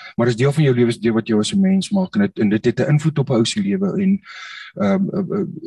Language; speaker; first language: Afrikaans; native; Afrikaans